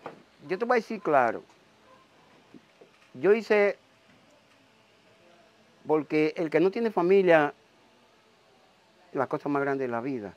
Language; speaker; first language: Spanish; native; Spanish